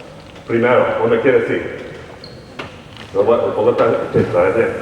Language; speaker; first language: Spanish; early bilingual, heritage; Spanish